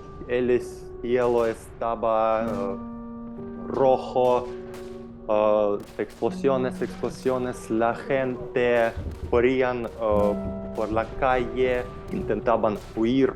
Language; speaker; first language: Spanish; non-native, fluent; Ukrainian